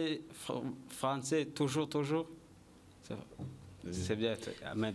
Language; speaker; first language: French; non-native, learner; Kinyarwanda